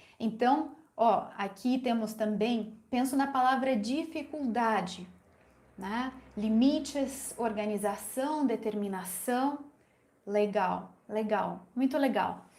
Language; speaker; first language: Portuguese; non-native, fluent; Ukrainian